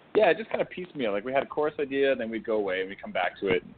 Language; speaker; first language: English; native; English